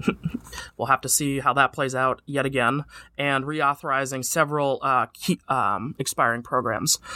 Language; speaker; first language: English; native; English